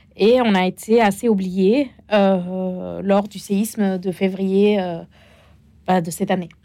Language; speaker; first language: French; non-native, fluent; Arabic